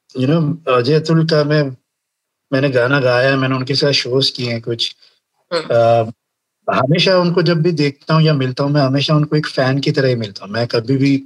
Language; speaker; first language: Hindi; native; Hindi